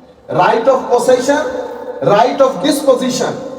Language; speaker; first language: English; non-native, local second language; Bangla